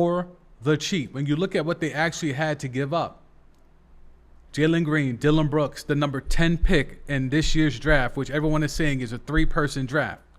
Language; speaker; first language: English; native; English